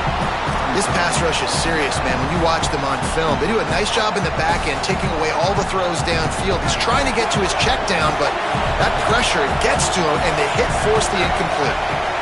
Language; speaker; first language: English; native; English